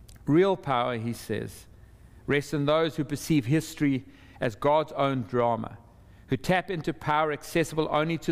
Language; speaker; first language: English; native; English